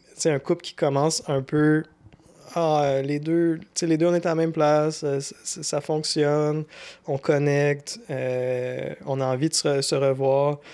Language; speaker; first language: French; native; French